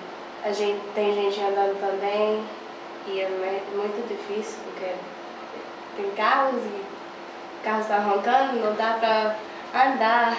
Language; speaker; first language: Portuguese; early bilingual, heritage; English